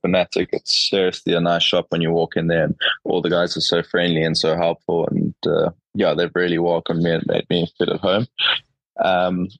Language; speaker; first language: English; native; English